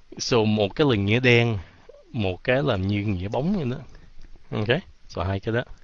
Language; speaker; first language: Vietnamese; early bilingual, heritage; Vietnamese